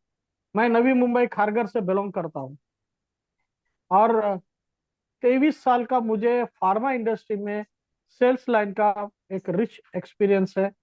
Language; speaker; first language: Hindi; native; Hindi